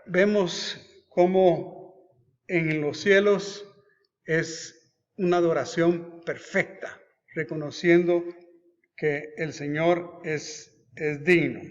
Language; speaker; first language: Spanish; native; Spanish